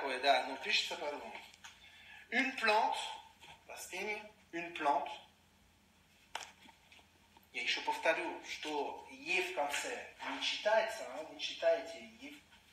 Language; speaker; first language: Russian; non-native, learner; French